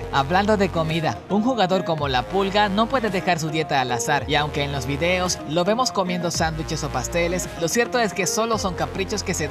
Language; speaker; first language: Spanish; native; Spanish